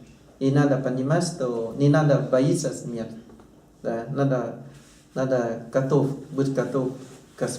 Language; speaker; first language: Russian; non-native, learner; Thai